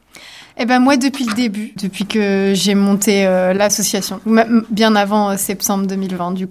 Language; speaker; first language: French; native; French